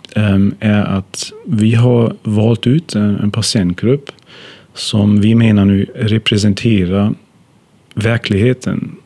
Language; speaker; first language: Swedish; non-native, fluent; German